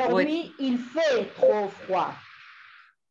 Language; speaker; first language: French; non-native, fluent; Spanish